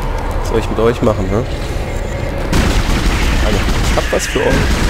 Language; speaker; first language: German; native; German